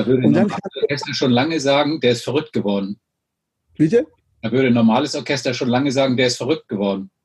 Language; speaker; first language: German; native; German